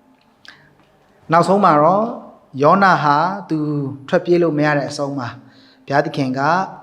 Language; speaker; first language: Burmese; non-native, local second language; Hakha Chin